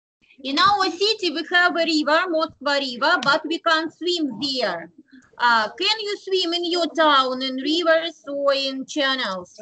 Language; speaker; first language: English; non-native, learner; Russian